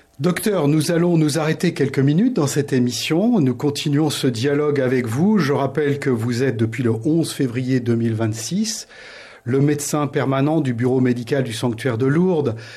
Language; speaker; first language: French; native; French